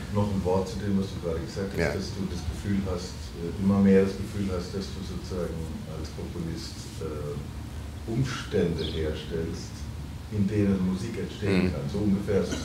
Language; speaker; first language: German; native; German